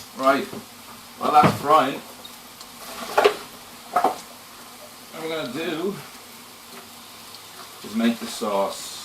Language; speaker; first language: English; native; English